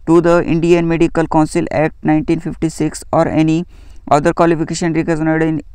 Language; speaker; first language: English; non-native, local second language; Marathi